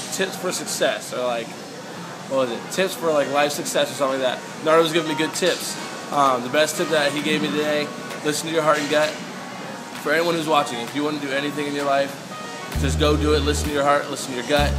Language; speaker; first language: English; native; English